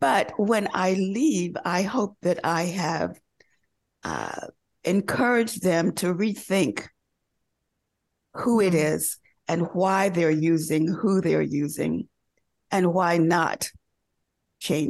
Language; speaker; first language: English; native; English